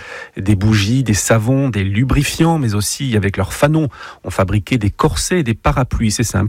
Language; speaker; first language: French; native; French